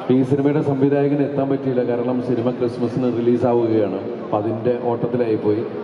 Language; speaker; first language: Malayalam; native; Malayalam